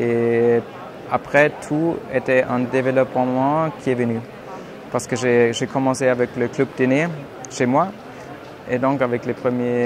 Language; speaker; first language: French; non-native, fluent; German